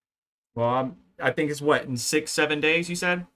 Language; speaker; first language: English; native; English